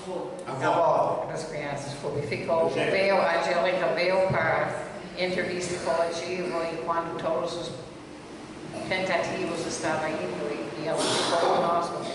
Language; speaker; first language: Portuguese; non-native, fluent; English